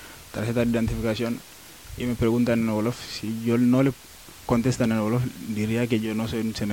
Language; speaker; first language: Spanish; non-native, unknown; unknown